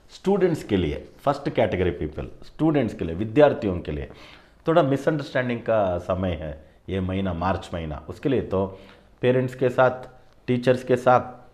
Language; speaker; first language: Hindi; non-native, local second language; Kannada